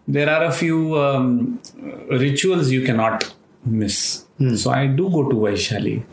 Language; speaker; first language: English; non-native, local second language; Marathi